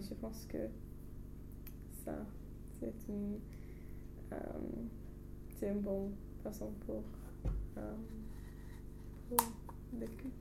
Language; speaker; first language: French; non-native, learner; English